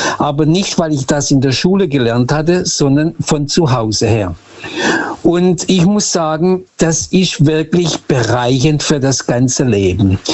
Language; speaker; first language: German; early bilingual, other home language; Portuguese